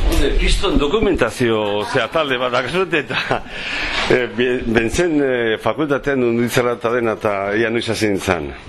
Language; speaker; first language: Basque; non-native, local second language; Spanish